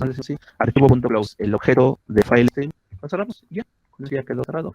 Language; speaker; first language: Spanish; native; Spanish